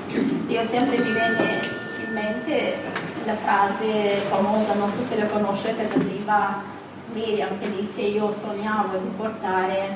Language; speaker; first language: Italian; non-native, fluent; Kurdish